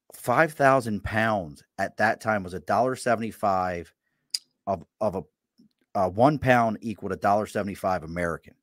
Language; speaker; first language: English; native; English